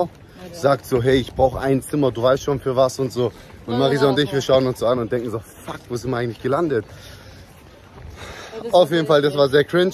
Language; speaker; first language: German; early bilingual, other home language; Turkish